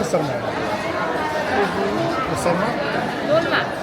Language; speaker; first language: Russian; native; Russian